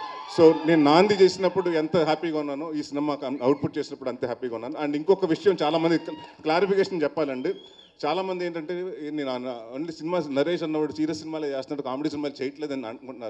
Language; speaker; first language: Telugu; native; Telugu